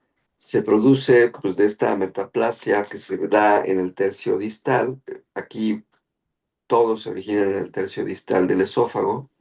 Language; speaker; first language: Spanish; native; Spanish